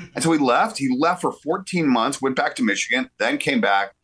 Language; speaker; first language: English; native; English